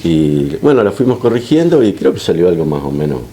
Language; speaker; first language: Spanish; native; Spanish